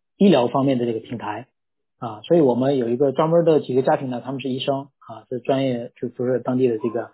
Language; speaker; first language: Chinese; non-native, local second language; Korean